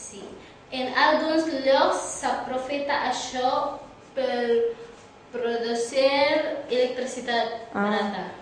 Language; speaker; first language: Catalan; non-native, learner; Cebuano